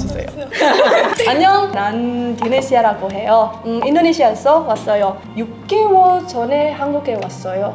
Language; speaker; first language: Korean; non-native, learner; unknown